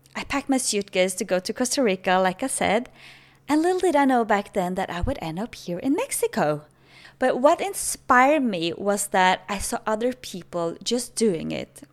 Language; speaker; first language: English; non-native, fluent; Norwegian